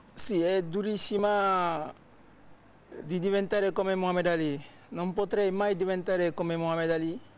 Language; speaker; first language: Italian; non-native, fluent; Wolof